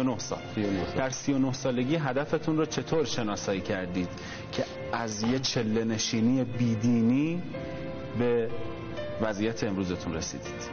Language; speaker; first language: Persian; native; Persian